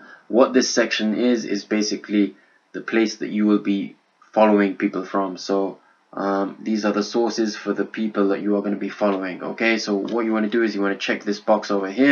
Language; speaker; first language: English; native; English